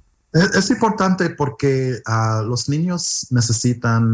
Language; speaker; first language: Spanish; non-native, learner; English